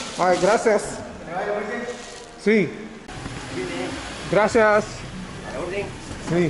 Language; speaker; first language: Spanish; non-native, learner; English